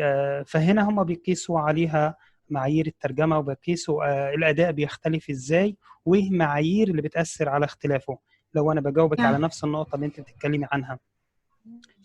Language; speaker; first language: Arabic; native; Arabic